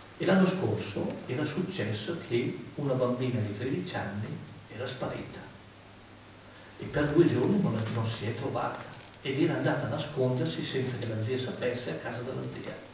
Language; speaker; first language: Italian; native; Italian